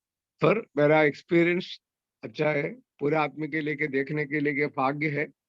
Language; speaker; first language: Hindi; non-native, learner; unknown